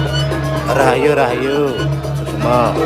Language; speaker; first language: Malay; non-native, local second language; Balinese